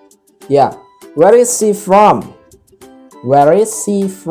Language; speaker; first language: English; non-native, learner; Indonesian